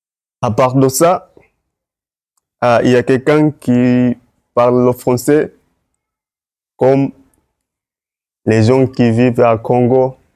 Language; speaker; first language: French; non-native, learner; Swahili